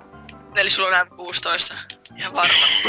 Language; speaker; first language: Finnish; native; Finnish